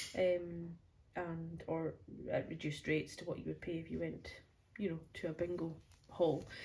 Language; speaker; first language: English; native; English